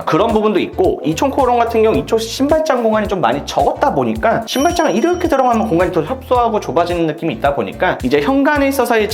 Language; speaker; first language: Korean; native; Korean